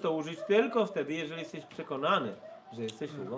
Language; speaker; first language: Polish; native; Polish